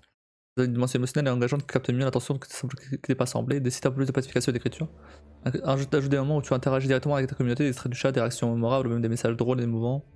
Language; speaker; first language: French; native; French